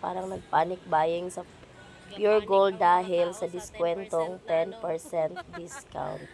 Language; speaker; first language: Filipino; non-native, local second language; Cebuano